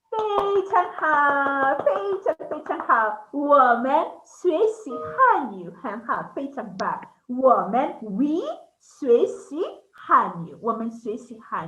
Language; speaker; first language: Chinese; non-native, fluent; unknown